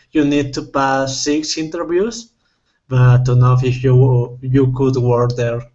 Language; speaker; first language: English; non-native, fluent; Spanish